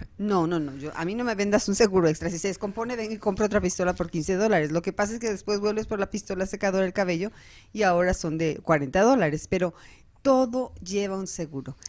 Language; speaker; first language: Spanish; native; Spanish